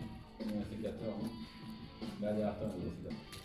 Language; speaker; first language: French; native; French